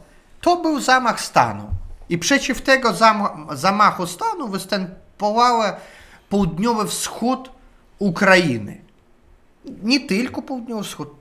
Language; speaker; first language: Polish; non-native, learner; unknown